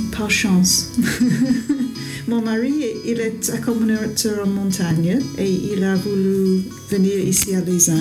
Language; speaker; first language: French; non-native, learner; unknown